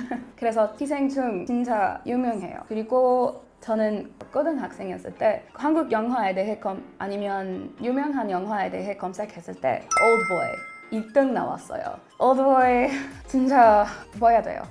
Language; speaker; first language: Korean; non-native, learner; English